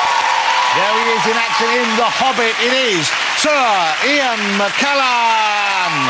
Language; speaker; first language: English; native; English